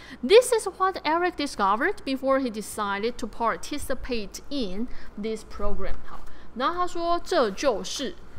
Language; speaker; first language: English; non-native, fluent; Chinese